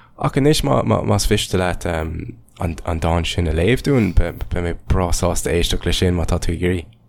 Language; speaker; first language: Irish; non-native, local second language; English